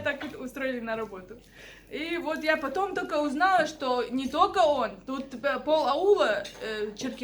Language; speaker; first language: Russian; native; Russian